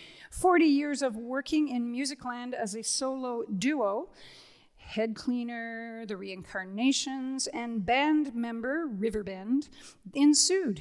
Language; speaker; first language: English; native; English